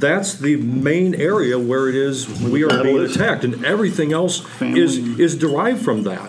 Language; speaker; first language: English; native; English